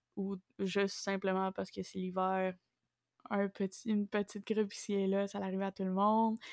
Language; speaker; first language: French; early bilingual, other home language; Spanish